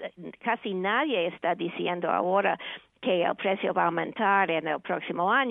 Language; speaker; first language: Spanish; non-native, fluent; English